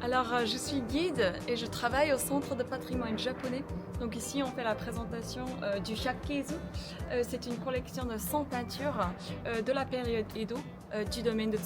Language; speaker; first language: French; non-native, fluent; Japanese